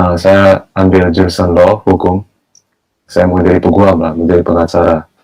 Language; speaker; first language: Indonesian; early bilingual, heritage; Indonesian